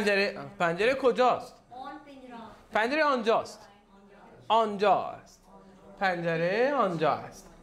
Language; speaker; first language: Persian; non-native, fluent; Urdu